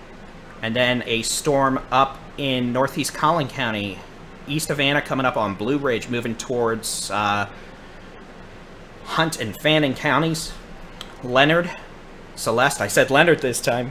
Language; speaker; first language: English; native; English